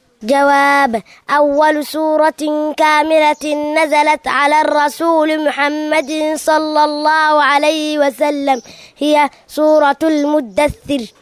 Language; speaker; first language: Arabic; non-native, learner; Somali